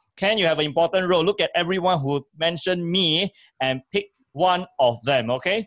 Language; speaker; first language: English; native; English